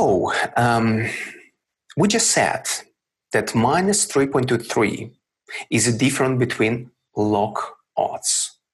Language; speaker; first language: English; non-native, fluent; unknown